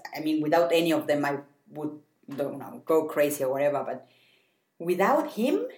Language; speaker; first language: English; non-native, fluent; Spanish